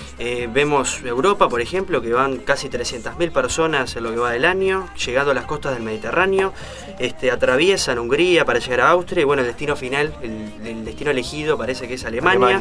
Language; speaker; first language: Spanish; native; Spanish